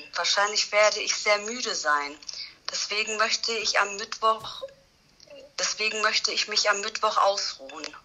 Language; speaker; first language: German; non-native, learner; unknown